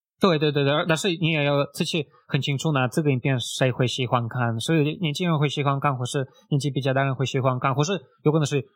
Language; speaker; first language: Chinese; non-native, fluent; Russian